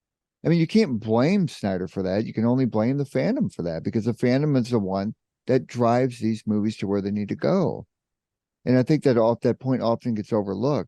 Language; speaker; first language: English; native; English